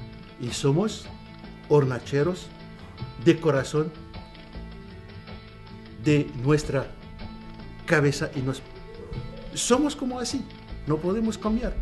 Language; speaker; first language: Spanish; non-native, fluent; Arabic